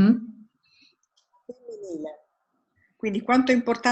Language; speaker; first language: Italian; native; Italian